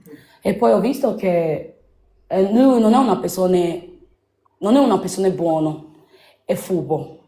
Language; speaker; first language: Italian; non-native, learner; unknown